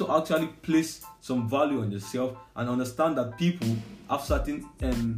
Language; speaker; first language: English; non-native, local second language; Yoruba